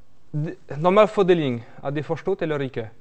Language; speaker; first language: Norwegian; non-native, fluent; French